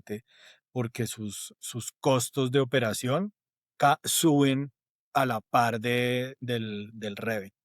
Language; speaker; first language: Spanish; native; Spanish